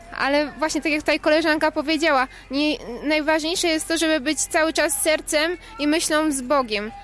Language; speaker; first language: Polish; native; Polish